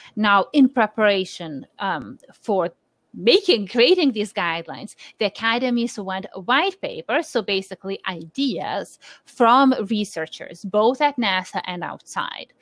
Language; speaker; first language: English; non-native, fluent; Lithuanian